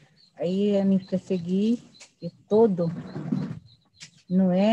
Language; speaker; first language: Portuguese; non-native, local second language; Guarani